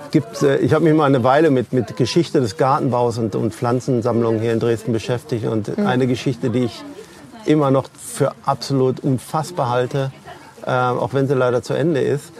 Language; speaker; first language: German; native; German